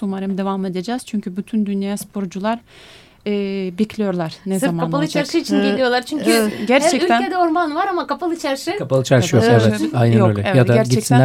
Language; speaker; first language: Turkish; non-native, fluent; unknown